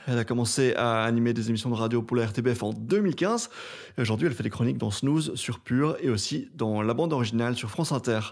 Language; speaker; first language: French; native; French